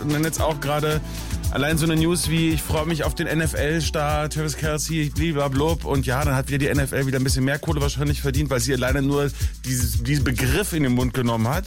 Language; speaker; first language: German; native; German